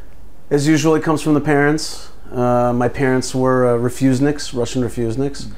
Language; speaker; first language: English; early bilingual, other home language; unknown